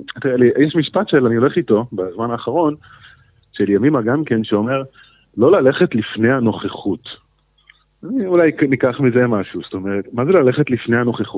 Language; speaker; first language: Hebrew; native; Hebrew